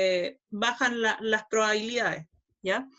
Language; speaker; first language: Spanish; native; Spanish